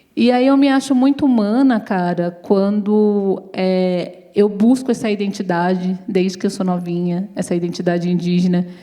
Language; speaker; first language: Portuguese; native; Portuguese